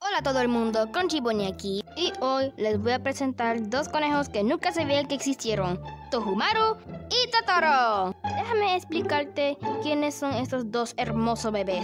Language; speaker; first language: Spanish; early bilingual, heritage; Spanish